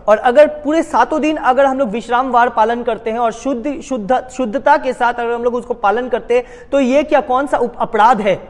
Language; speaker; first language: Hindi; non-native, local second language; Bangla